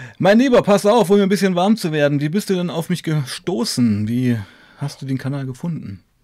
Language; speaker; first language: German; native; German